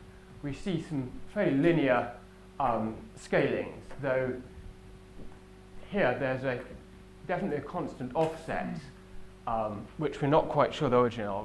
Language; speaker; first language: English; native; English